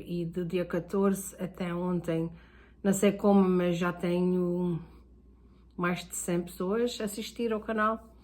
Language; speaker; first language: Portuguese; early bilingual, heritage; Portuguese